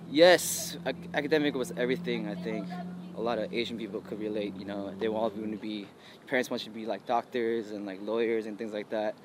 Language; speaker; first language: English; early bilingual, other home language; Korean